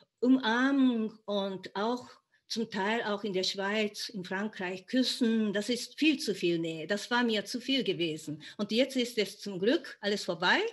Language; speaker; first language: German; non-native, fluent; Japanese